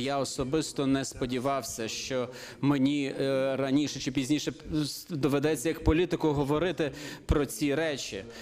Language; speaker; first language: Ukrainian; non-native, fluent; Lithuanian